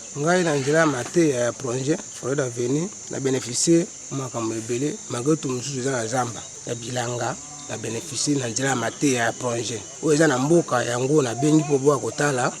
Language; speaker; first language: Lingala; native; Lingala